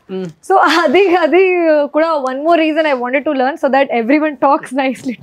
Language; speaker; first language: Telugu; non-native, fluent; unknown